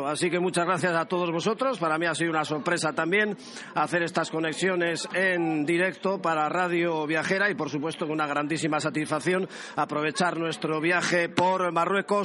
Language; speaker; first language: Spanish; native; Spanish